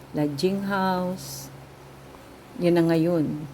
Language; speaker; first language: Filipino; native; Filipino